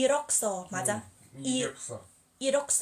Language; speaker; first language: Korean; non-native, learner; Thai